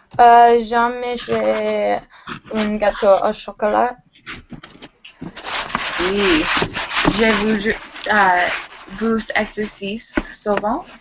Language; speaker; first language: French; non-native, learner; English